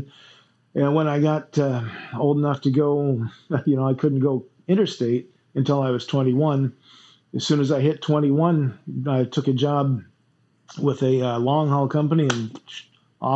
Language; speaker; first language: English; native; English